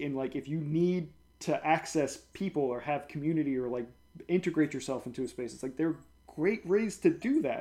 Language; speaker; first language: English; native; English